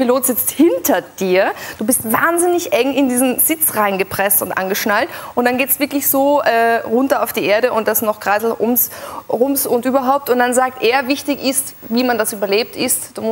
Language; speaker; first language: German; native; German